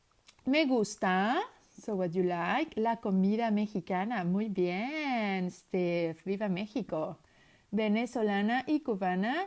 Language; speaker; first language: Spanish; non-native, fluent; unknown